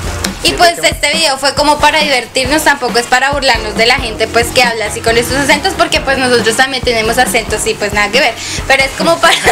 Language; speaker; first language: Spanish; native; Spanish